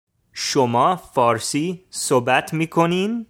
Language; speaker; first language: Persian; non-native, learner; English